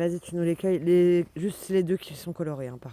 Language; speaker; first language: French; native; French